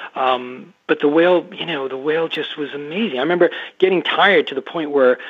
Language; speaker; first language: English; native; English